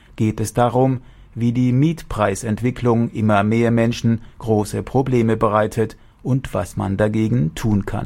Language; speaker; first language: German; native; German